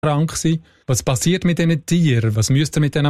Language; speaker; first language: German; native; German